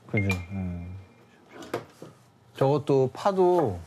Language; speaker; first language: Korean; native; Korean